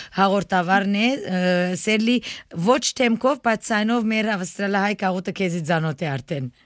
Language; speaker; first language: Armenian; early bilingual, heritage; Armenian